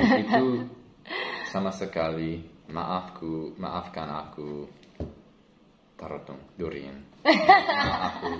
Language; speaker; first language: Indonesian; non-native, learner; English